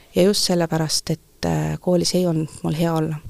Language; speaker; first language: Estonian; early bilingual, heritage; Estonian